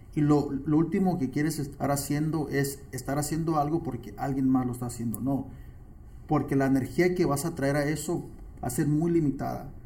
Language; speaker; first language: Spanish; early bilingual, heritage; Spanish